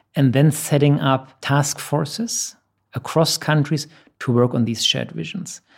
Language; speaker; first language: English; non-native, fluent; German